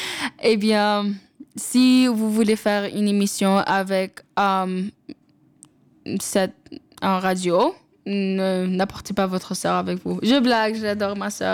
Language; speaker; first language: French; non-native, local second language; English